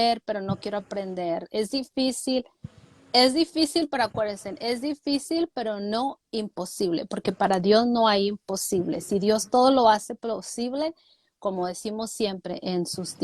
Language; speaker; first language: Spanish; native; Spanish